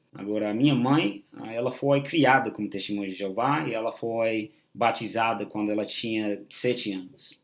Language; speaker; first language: Portuguese; non-native, fluent; English